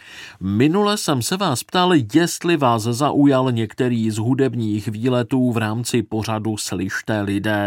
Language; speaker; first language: Czech; native; Czech